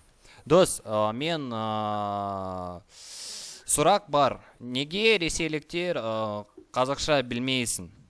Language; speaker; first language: Kazakh; non-native, learner; Russian